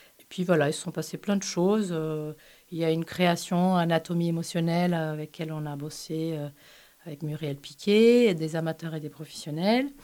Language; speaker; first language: French; non-native, fluent; Portuguese